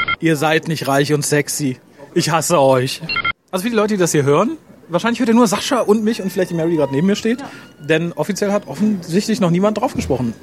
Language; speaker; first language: German; native; German